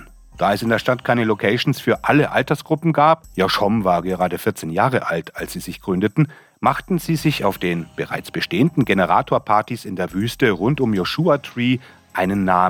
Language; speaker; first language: German; native; German